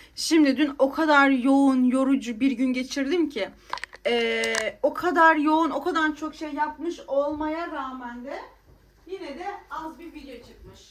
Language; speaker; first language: Turkish; native; Turkish